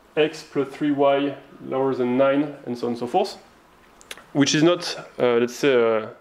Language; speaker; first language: English; non-native, fluent; French